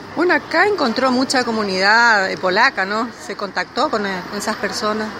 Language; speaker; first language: Spanish; native; Spanish